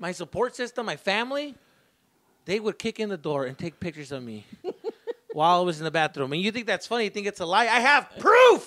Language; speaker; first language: English; early bilingual, other home language; Spanish